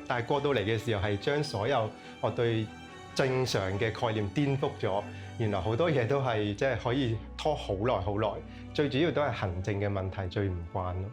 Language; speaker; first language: Cantonese; native; Cantonese